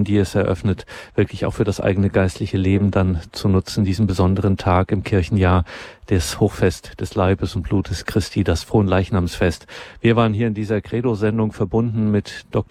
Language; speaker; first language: German; native; German